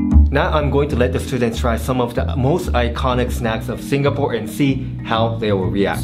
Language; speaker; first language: English; non-native, fluent; Japanese